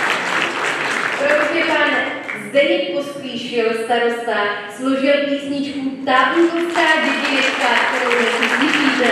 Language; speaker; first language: Czech; native; Czech